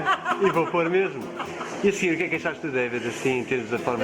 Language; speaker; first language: Portuguese; native; Portuguese